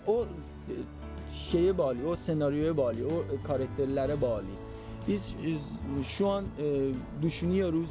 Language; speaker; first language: Turkish; non-native, fluent; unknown